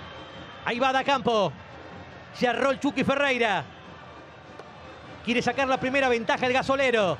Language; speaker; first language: Spanish; native; Spanish